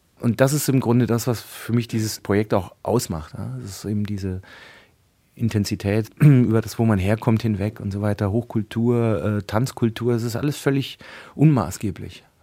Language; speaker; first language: German; native; German